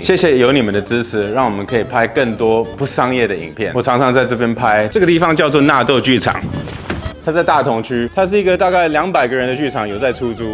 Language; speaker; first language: Chinese; native; Chinese